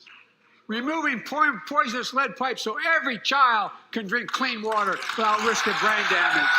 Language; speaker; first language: English; native; English